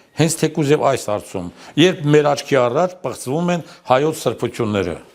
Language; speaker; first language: Armenian; native; Armenian